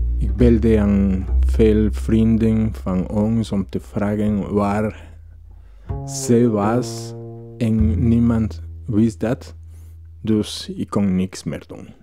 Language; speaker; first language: Dutch; non-native, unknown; Spanish